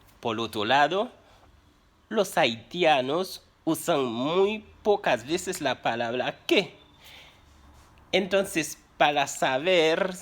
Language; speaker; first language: Spanish; non-native, fluent; Haitian Creole